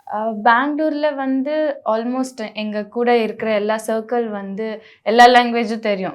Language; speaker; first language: Tamil; non-native, local second language; Bangla